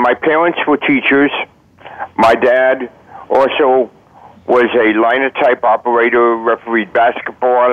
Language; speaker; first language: English; native; English